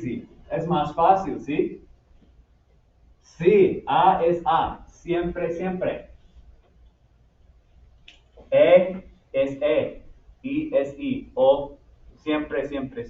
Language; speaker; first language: Spanish; non-native, fluent; English